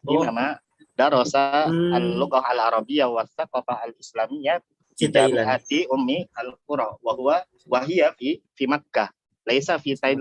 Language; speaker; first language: Arabic; non-native, fluent; Indonesian